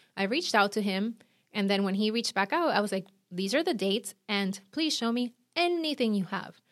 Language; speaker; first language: English; non-native, fluent; Spanish